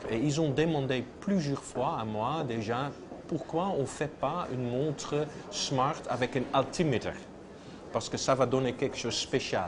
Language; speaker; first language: French; non-native, fluent; Dutch